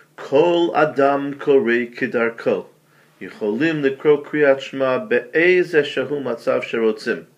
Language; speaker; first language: Hebrew; non-native, fluent; English